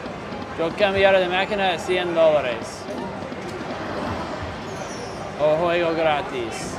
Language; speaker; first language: Spanish; non-native, learner; English